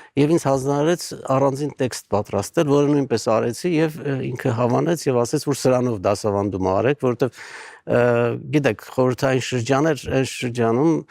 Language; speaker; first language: Armenian; native; Armenian